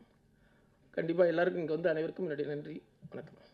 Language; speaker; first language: Tamil; native; Tamil